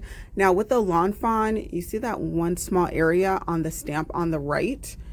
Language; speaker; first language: English; native; English